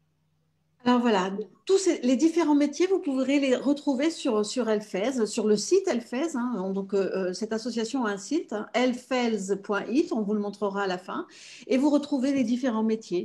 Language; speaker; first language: French; native; French